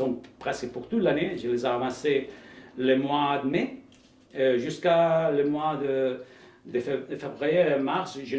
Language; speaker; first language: French; non-native, fluent; Spanish